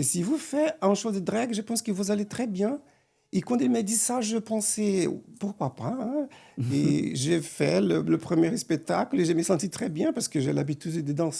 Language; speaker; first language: French; non-native, fluent; Portuguese